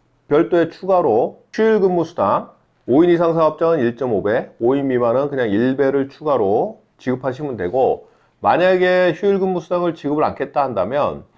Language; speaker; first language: Korean; native; Korean